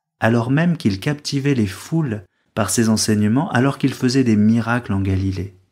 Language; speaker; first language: French; native; French